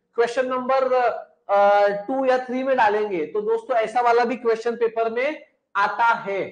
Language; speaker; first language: Hindi; non-native, local second language; Marathi